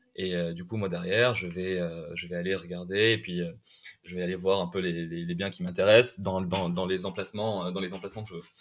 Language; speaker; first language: French; non-native, local second language; Arabic